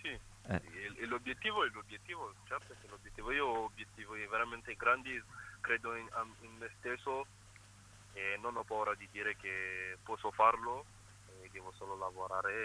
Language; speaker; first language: Italian; non-native, fluent; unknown